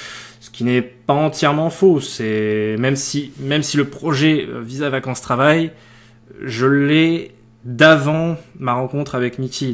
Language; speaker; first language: French; native; French